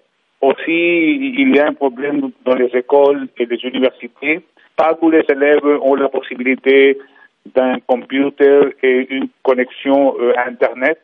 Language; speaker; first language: French; non-native, fluent; Spanish